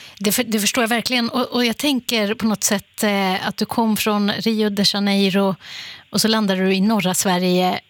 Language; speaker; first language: Swedish; native; Swedish